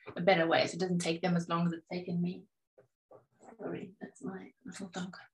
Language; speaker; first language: English; native; English